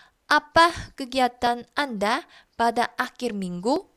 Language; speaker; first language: Indonesian; non-native, fluent; Korean